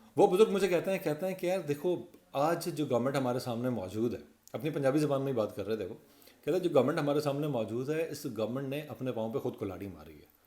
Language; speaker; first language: Urdu; non-native, local second language; Punjabi